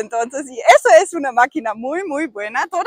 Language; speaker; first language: Spanish; non-native, fluent; German